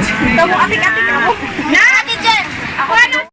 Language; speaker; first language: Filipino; non-native, local second language; Cebuano